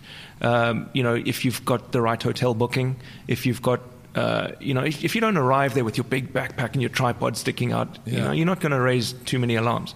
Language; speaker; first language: English; native; English